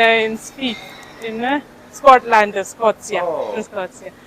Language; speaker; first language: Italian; non-native, fluent; Malayalam